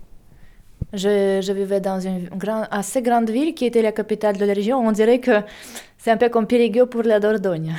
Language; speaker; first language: French; non-native, fluent; Russian